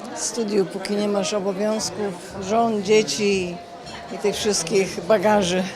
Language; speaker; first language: Polish; native; Polish